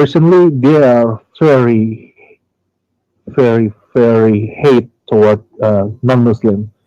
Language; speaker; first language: English; non-native, learner; Indonesian